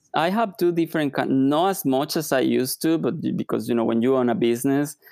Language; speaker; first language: English; non-native, fluent; Spanish